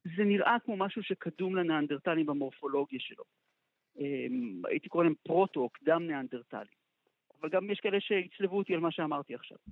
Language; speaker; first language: Hebrew; native; Hebrew